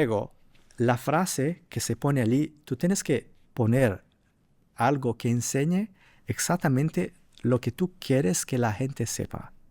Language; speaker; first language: Spanish; non-native, fluent; Portuguese